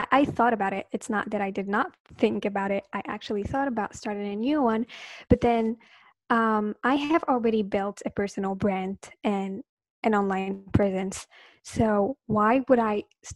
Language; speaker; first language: English; non-native, fluent; Arabic